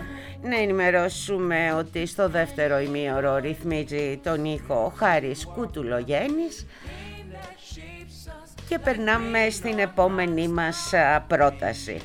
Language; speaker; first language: Greek; native; Greek